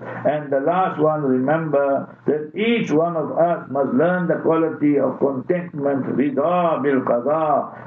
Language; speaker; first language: English; native; English